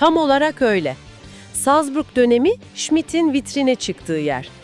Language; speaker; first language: Turkish; native; Turkish